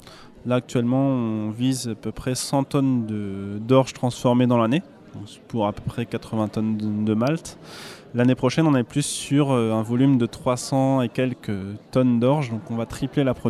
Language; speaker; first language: French; native; French